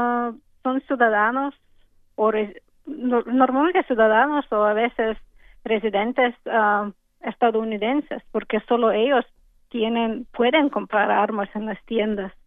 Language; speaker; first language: Spanish; non-native, fluent; English